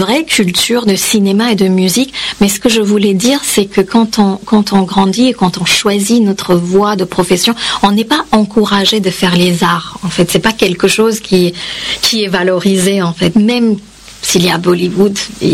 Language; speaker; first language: French; non-native, fluent; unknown